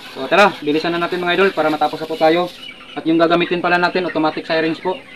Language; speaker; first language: Filipino; non-native, local second language; Cebuano